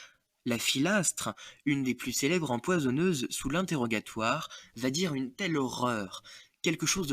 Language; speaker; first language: French; native; French